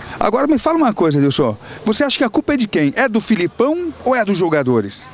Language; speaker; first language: Portuguese; native; Portuguese